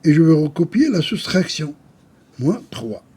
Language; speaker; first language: French; non-native, local second language; Arabic